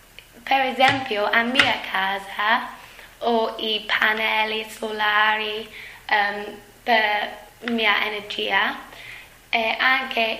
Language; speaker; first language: Italian; non-native, learner; English